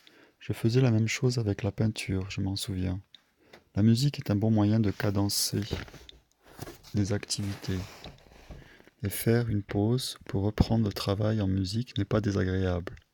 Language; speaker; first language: French; native; French